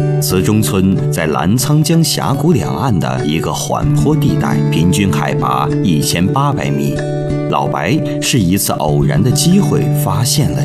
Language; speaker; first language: Chinese; native; Chinese